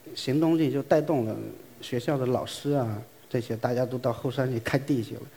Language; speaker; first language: Chinese; native; Chinese